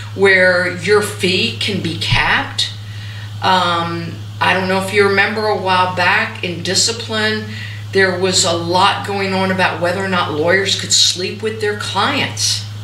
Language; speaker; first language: English; native; English